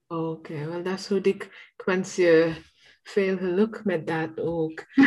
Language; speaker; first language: Dutch; non-native, learner; English